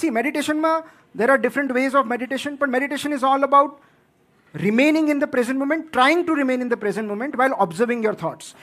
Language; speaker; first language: English; non-native, local second language; Gujarati